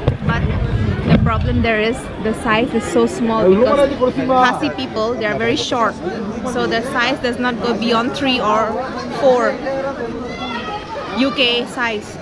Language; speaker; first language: English; non-native, local second language; Hindi